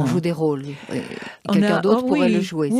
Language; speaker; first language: French; native; French